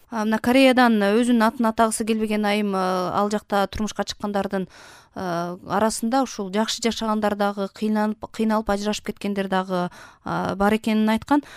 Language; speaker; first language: Kyrgyz; native; Kyrgyz